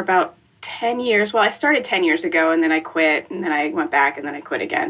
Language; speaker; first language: English; native; English